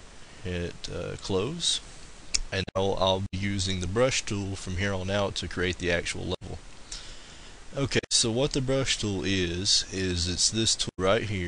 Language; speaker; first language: English; native; English